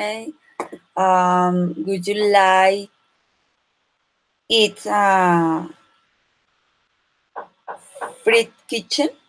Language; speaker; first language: English; non-native, learner; Spanish